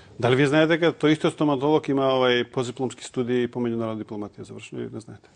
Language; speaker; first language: Macedonian; non-native, local second language; Serbian